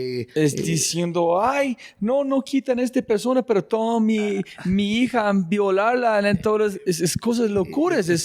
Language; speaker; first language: Spanish; non-native, fluent; English